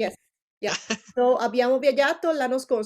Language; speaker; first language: Italian; non-native, fluent; Spanish